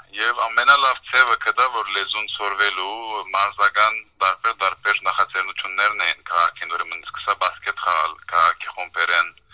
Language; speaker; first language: Armenian; early bilingual, heritage; Armenian